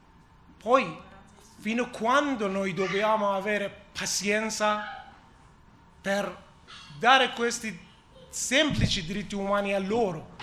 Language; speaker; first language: Italian; non-native, learner; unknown